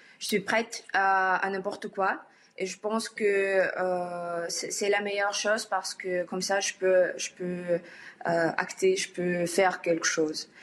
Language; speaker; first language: French; non-native, learner; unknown